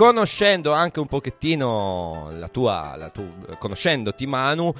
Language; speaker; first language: Italian; native; Italian